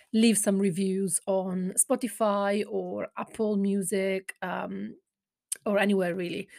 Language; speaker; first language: English; non-native, fluent; Italian